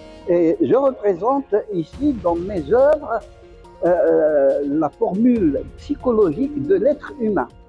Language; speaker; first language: French; non-native, local second language; Arabic